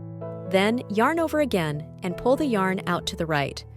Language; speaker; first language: English; non-native, fluent; Chinese